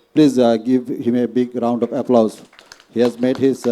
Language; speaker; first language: English; non-native, local second language; Bangla